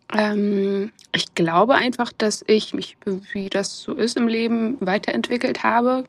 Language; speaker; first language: German; native; German